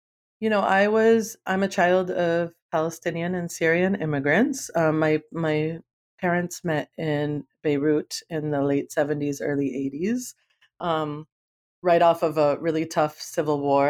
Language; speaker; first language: English; native; English